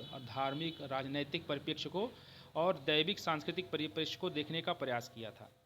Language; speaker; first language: Hindi; native; Hindi